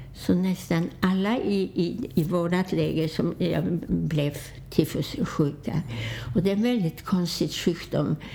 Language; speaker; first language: Swedish; non-native, fluent; Polish